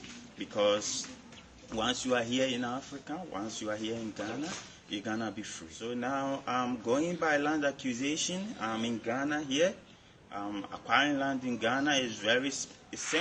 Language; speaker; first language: English; non-native, local second language; Akan